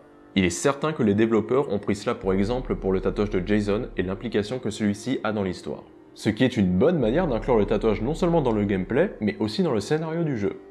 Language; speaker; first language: French; native; French